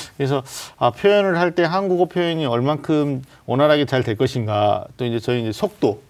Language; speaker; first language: Korean; native; Korean